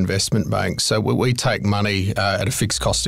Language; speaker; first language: English; native; English